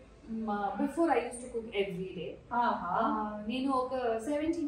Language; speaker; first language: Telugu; non-native, learner; Kannada